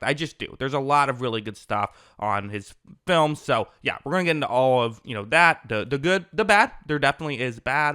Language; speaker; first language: English; native; English